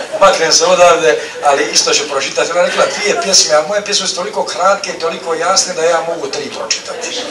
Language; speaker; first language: Croatian; native; Croatian